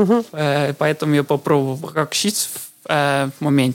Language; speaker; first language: Russian; non-native, learner; Estonian